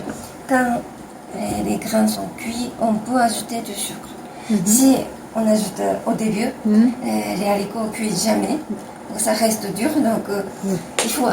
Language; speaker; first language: French; non-native, fluent; Japanese